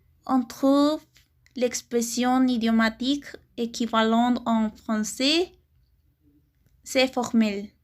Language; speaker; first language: French; non-native, learner; Spanish